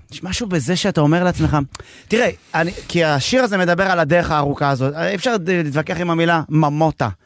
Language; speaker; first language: Hebrew; native; Hebrew